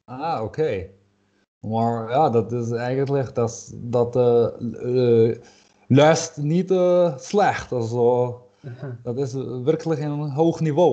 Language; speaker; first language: Dutch; non-native, fluent; German